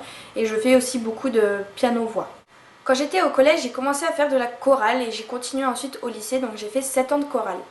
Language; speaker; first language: French; native; French